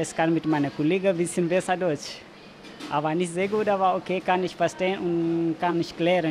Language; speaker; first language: German; non-native, learner; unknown